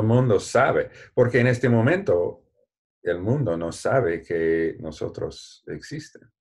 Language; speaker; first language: Spanish; non-native, learner; English